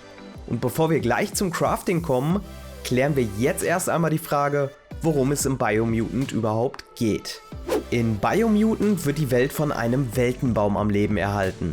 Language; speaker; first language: German; native; German